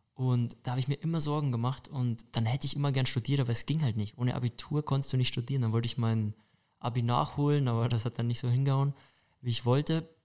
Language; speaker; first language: German; native; German